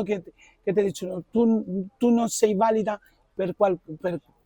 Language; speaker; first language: Italian; non-native, fluent; Spanish